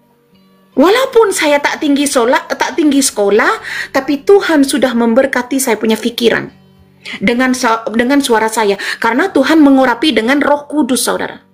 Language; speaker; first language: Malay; non-native, local second language; Madurese